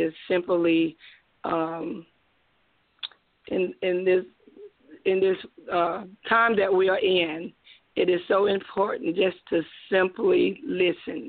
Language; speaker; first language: English; native; English